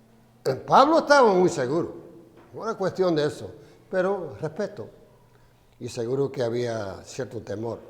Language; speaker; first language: Spanish; non-native, fluent; English